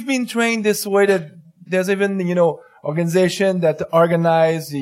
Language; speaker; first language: English; non-native, fluent; French